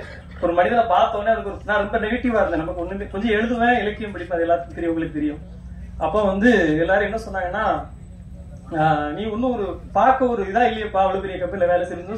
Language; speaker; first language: Tamil; native; Tamil